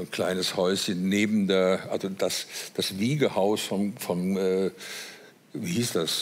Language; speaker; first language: German; native; German